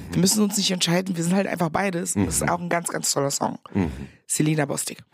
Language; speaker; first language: German; native; German